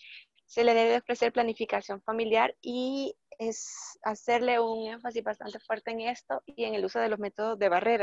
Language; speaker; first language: Spanish; native; Spanish